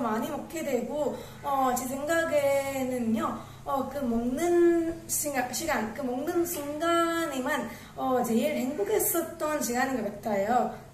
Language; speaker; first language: Korean; non-native, learner; Tamil